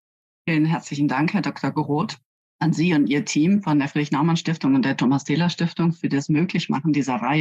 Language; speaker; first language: German; native; German